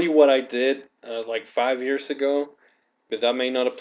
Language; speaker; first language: English; non-native, fluent; Spanish